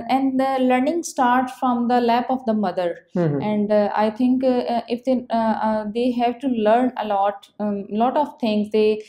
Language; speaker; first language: English; non-native, local second language; Punjabi